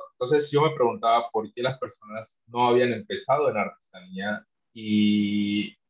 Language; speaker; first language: Spanish; non-native, local second language; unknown